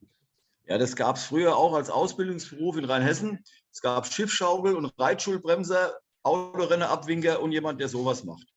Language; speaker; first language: German; native; German